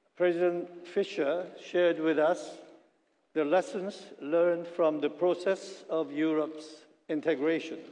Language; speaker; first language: English; non-native, fluent; Korean